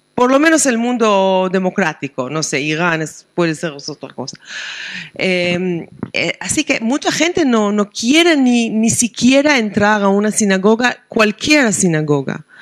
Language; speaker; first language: Spanish; non-native, fluent; Hebrew